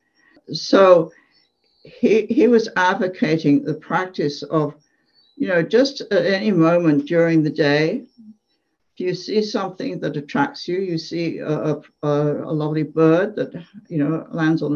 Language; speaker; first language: English; native; English